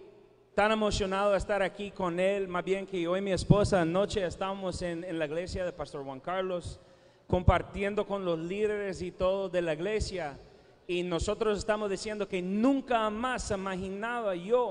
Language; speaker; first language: Spanish; non-native, fluent; English